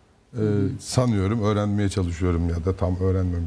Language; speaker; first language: Turkish; native; Turkish